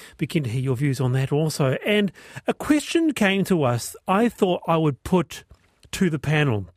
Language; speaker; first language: English; native; English